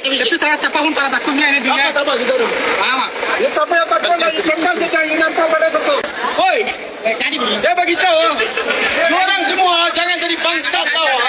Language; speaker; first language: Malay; non-native, learner; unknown